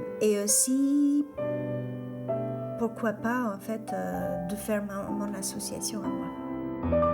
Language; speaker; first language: French; non-native, fluent; Albanian